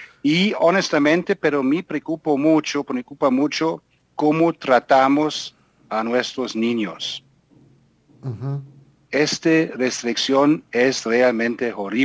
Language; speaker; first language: Spanish; non-native, fluent; German